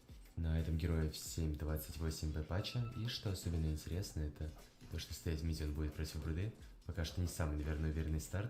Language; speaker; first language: Russian; native; Russian